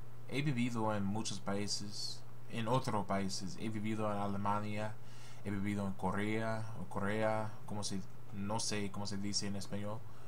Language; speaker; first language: Spanish; non-native, learner; English